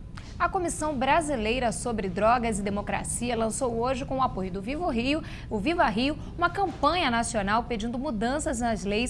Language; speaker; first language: Portuguese; native; Portuguese